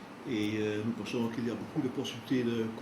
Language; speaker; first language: French; non-native, fluent; Dutch